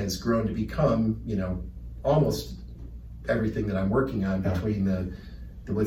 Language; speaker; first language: English; native; English